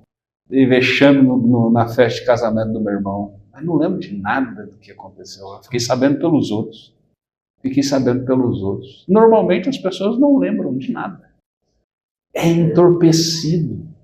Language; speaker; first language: Portuguese; native; Portuguese